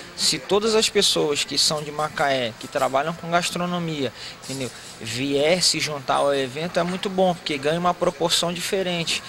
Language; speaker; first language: Portuguese; native; Portuguese